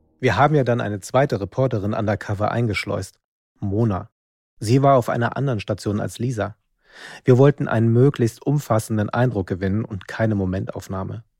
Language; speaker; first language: German; native; German